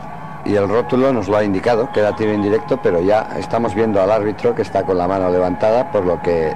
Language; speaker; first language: Spanish; native; Spanish